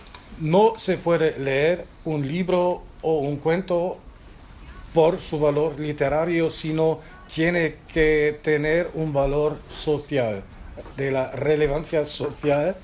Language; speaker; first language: Spanish; non-native, fluent; German